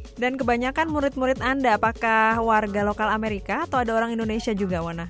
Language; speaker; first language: Indonesian; native; Indonesian